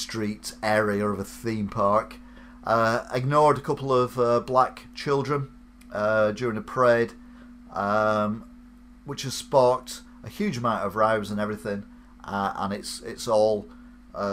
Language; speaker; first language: English; native; English